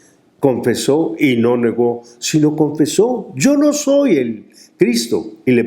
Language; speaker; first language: Spanish; native; Spanish